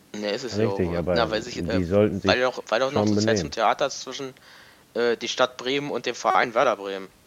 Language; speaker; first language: German; native; German